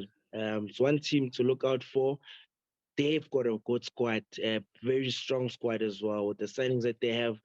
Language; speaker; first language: English; non-native, local second language; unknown